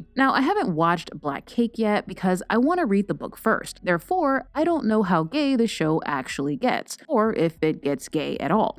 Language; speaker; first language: English; native; English